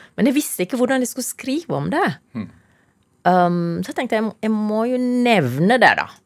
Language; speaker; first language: Norwegian; non-native, fluent; Chinese